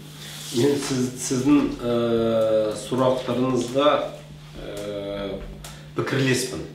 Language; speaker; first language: Kazakh; non-native, local second language; Russian